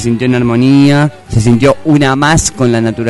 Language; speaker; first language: Spanish; native; Spanish